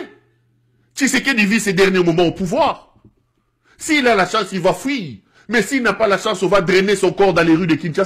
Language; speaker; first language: French; non-native, local second language; Lingala